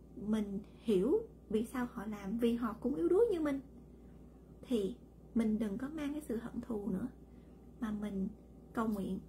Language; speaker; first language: Vietnamese; early bilingual, heritage; Vietnamese